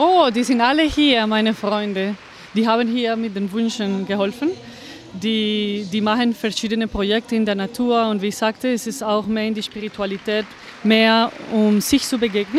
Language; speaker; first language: German; non-native, fluent; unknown